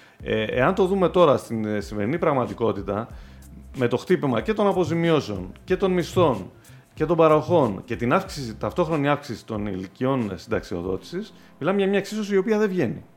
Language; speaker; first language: Greek; native; Greek